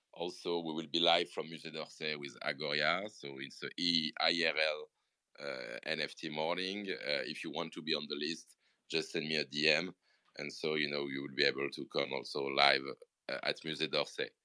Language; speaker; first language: English; non-native, fluent; French